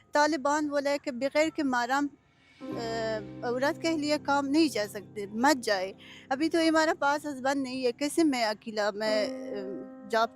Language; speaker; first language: Hindi; non-native, learner; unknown